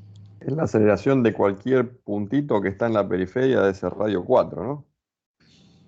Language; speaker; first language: Spanish; native; Spanish